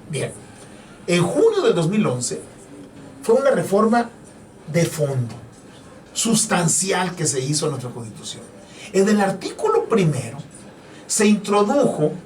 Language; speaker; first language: Spanish; native; Spanish